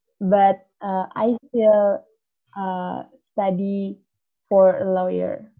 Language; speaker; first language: English; non-native, learner; Indonesian